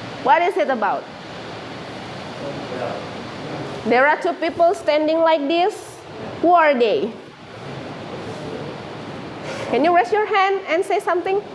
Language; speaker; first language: English; non-native, fluent; Indonesian